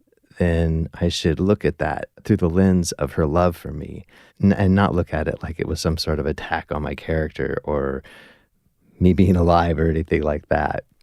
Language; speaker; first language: English; native; English